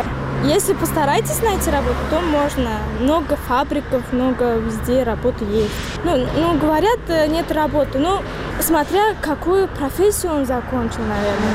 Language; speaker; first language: Russian; non-native, local second language; Tajik